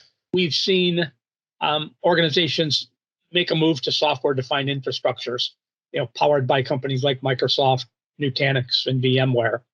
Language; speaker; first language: English; native; English